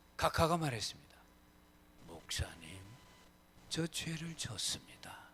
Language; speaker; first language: Korean; native; Korean